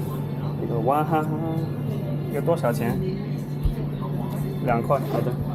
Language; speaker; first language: Chinese; non-native, learner; English